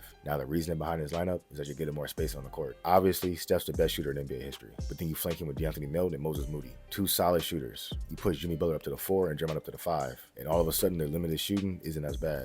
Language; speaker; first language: English; native; English